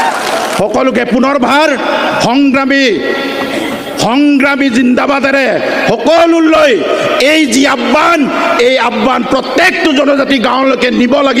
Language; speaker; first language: Assamese; non-native, local second language; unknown